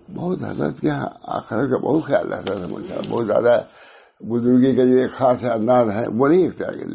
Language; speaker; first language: Urdu; native; Urdu